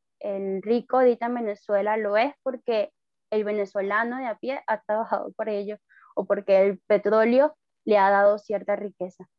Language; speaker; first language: Spanish; native; Spanish